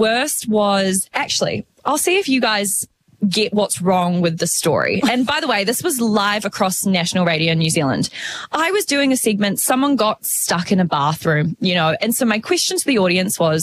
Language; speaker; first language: English; native; English